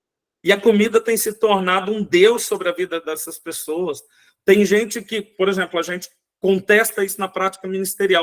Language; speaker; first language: Portuguese; native; Portuguese